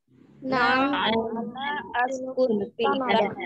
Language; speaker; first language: Arabic; non-native, learner; Indonesian